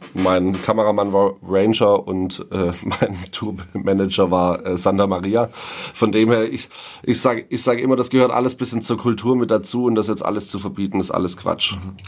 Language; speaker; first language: German; native; German